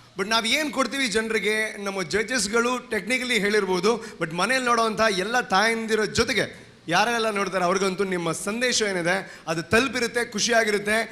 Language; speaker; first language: Kannada; non-native, local second language; Tulu